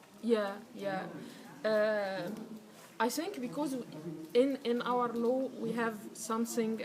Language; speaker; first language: English; non-native, learner; Arabic